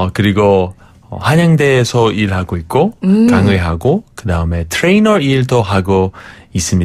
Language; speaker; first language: Korean; non-native, fluent; Greek